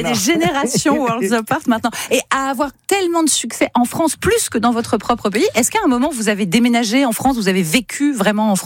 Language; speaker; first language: French; native; French